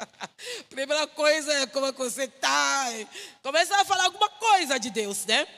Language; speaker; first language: Portuguese; non-native, fluent; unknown